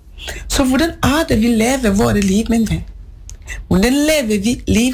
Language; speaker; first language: Norwegian; non-native, fluent; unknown